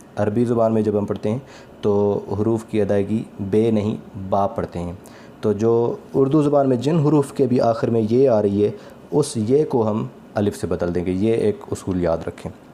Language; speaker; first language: Urdu; non-native, local second language; Sindhi